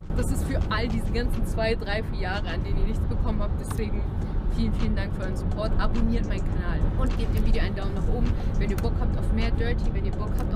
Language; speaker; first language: German; native; German